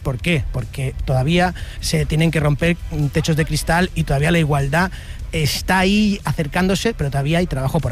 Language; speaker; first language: Spanish; native; Spanish